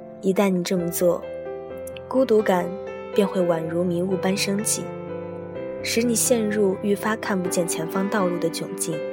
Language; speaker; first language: Chinese; native; Chinese